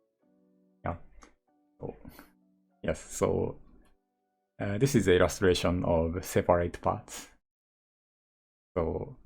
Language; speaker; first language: English; non-native, learner; Japanese